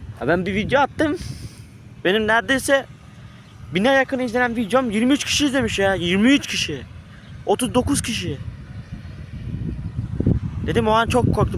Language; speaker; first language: Turkish; native; Turkish